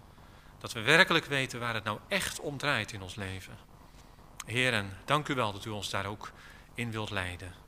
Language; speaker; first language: Dutch; native; Dutch